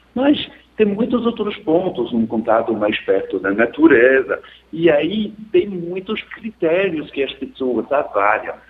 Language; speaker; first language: Portuguese; non-native, fluent; French